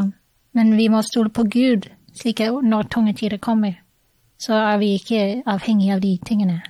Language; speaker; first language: Norwegian; non-native, fluent; English